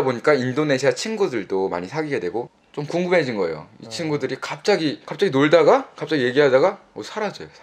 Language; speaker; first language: Korean; native; Korean